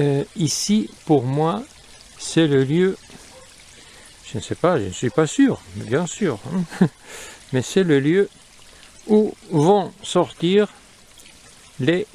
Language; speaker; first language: French; non-native, fluent; Spanish